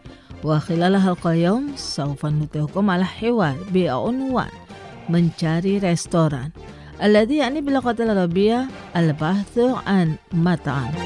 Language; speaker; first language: Arabic; non-native, fluent; Indonesian